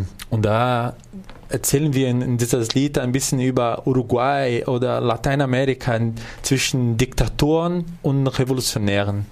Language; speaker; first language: German; non-native, fluent; Portuguese